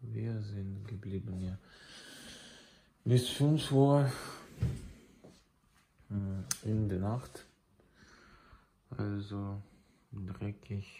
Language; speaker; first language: German; non-native, fluent; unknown